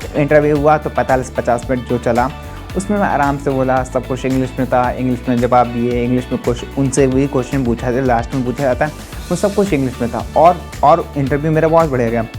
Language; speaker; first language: Hindi; native; Hindi